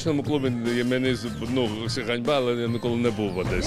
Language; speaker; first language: Ukrainian; non-native, learner; Georgian